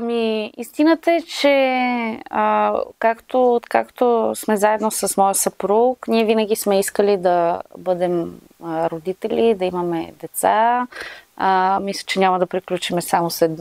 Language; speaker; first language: Bulgarian; native; Bulgarian